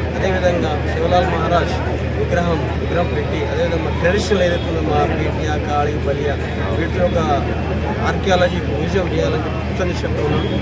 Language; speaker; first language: Telugu; non-native, local second language; Lambadi